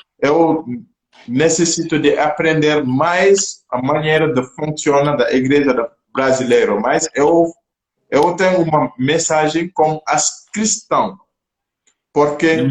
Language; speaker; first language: Portuguese; non-native, local second language; French